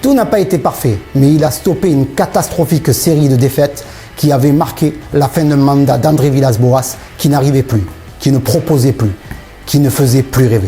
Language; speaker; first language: French; native; French